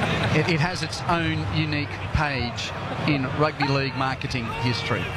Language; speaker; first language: English; native; English